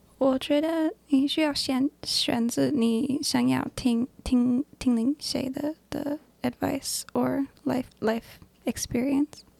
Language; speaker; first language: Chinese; non-native, learner; English